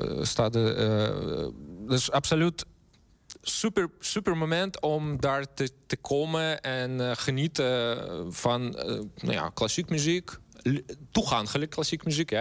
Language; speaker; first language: Dutch; non-native, learner; Russian